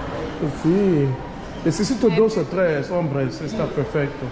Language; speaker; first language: Spanish; non-native, learner; English